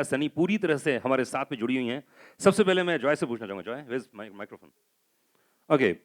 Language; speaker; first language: Hindi; native; Hindi